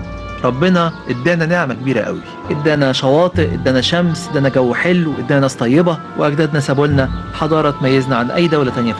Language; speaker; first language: Arabic; native; Arabic